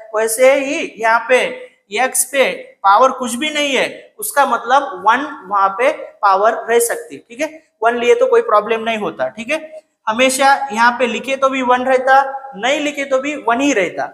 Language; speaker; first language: Hindi; non-native, local second language; Marathi